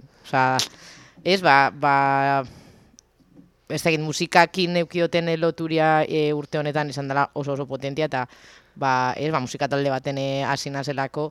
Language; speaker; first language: Basque; native; Basque